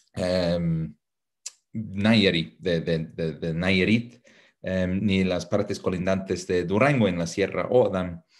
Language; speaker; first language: Spanish; non-native, fluent; English